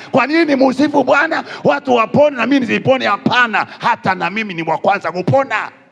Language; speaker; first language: Swahili; non-native, local second language; Kikuyu